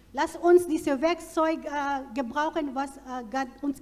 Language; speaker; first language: German; non-native, fluent; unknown